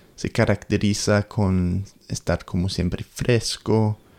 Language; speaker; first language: Spanish; non-native, learner; English